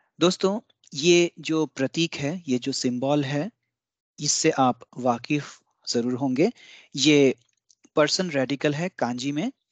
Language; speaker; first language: Hindi; non-native, local second language; Bangla